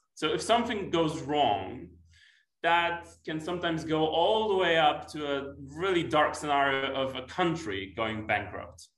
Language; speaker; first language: English; non-native, fluent; Polish